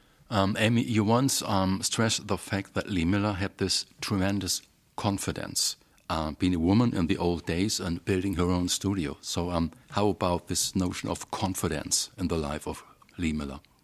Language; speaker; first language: English; non-native, fluent; German